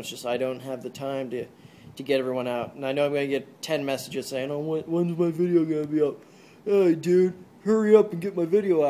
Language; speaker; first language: English; native; English